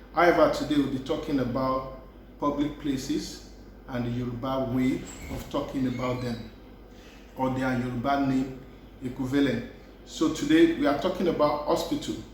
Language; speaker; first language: English; non-native, local second language; Yoruba